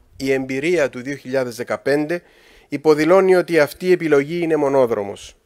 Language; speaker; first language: Greek; native; Greek